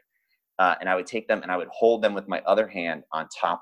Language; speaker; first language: English; native; English